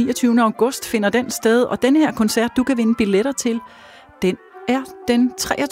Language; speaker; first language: Danish; native; Danish